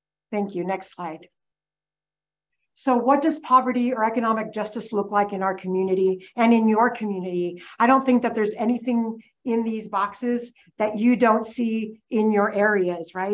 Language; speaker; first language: English; early bilingual, other home language; Spanish